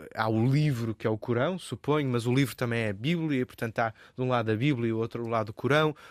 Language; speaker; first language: Portuguese; native; Portuguese